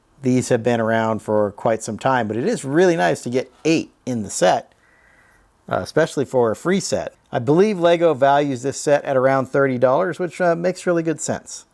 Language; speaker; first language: English; native; English